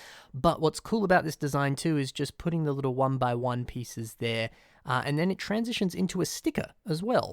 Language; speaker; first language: English; native; English